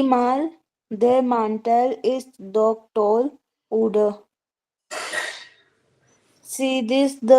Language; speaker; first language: German; non-native, learner; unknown